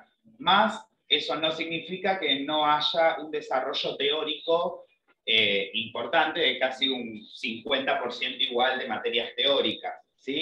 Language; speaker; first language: Spanish; native; Spanish